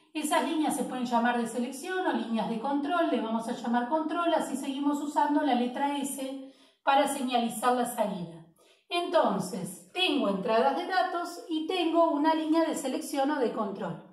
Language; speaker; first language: Spanish; native; Spanish